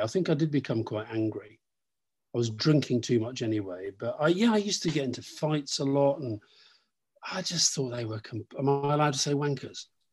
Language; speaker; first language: English; native; English